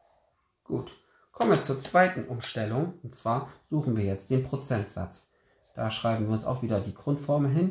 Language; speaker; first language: German; native; German